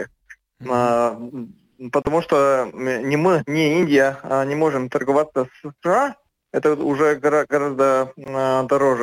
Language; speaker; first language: Russian; non-native, local second language; Latvian